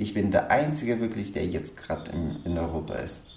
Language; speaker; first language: German; non-native, fluent; Persian